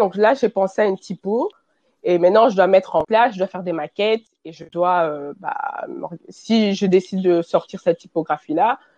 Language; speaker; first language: French; native; French